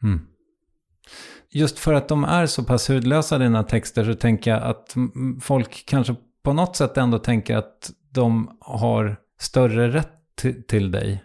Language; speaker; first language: Swedish; native; Swedish